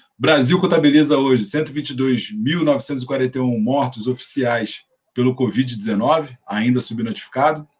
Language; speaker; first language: Portuguese; native; Portuguese